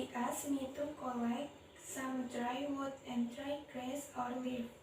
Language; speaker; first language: English; non-native, learner; Indonesian